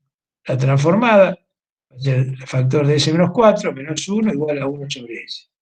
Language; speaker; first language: Spanish; native; Spanish